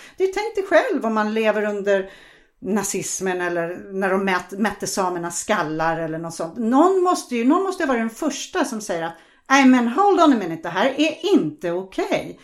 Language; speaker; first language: Swedish; non-native, fluent; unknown